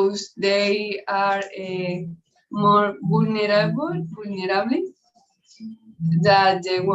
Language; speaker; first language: English; non-native, learner; Spanish